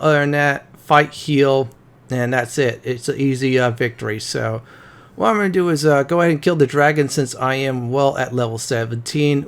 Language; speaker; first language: English; native; English